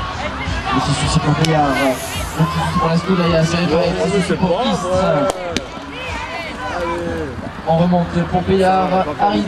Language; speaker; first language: French; native; French